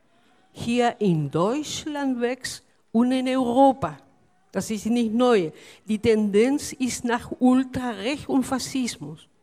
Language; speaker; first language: German; non-native, fluent; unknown